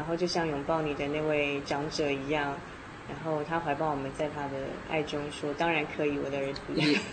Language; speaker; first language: Chinese; native; Chinese